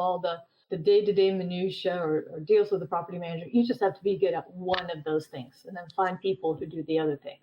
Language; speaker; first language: English; native; English